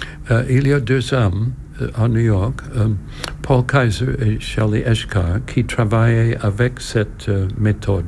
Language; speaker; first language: French; non-native, learner; English